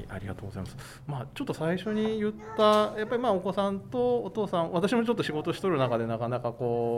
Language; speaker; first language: Japanese; native; Japanese